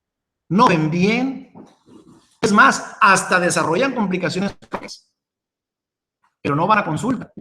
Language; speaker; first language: Spanish; native; Spanish